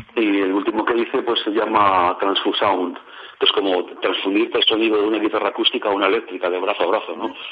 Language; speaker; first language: Spanish; native; Spanish